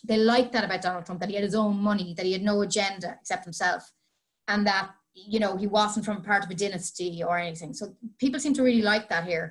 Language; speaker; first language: English; native; English